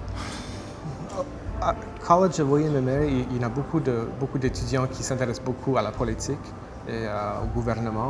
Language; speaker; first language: French; non-native, local second language; English